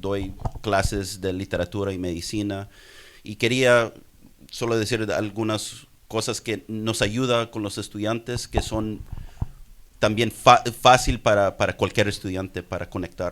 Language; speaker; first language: Spanish; early bilingual, heritage; English